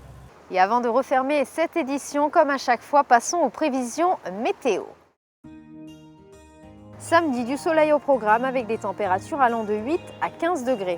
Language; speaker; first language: French; native; French